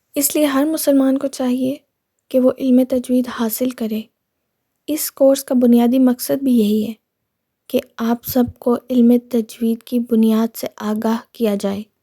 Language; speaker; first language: Urdu; native; Urdu